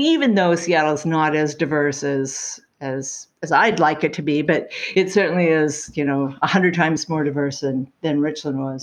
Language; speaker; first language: English; native; English